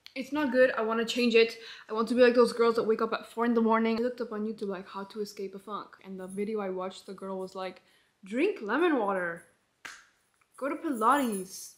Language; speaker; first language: English; early bilingual, other home language; Spanish